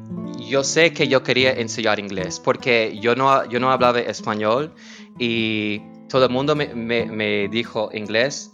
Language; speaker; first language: Spanish; non-native, learner; English